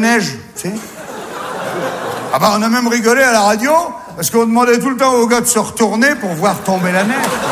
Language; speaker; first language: French; native; French